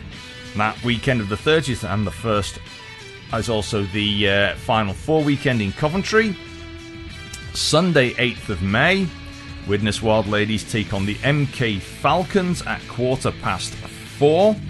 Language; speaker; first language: English; native; English